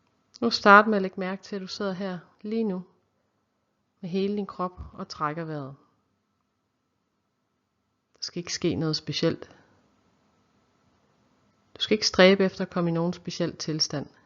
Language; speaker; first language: Danish; native; Danish